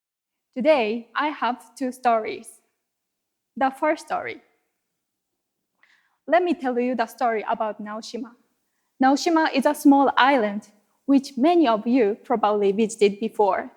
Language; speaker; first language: English; non-native, fluent; Japanese